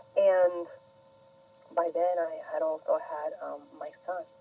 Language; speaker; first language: English; early bilingual, other home language; Spanish